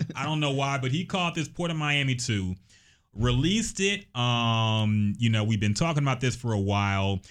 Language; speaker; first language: English; native; English